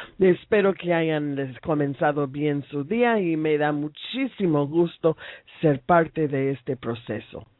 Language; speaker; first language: Spanish; non-native, fluent; English